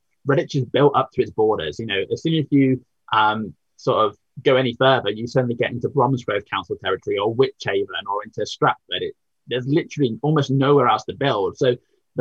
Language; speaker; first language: English; native; English